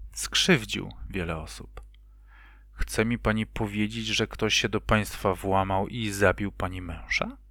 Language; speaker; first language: Polish; native; Polish